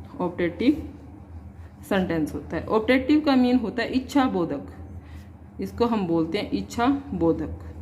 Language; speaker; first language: Hindi; native; Hindi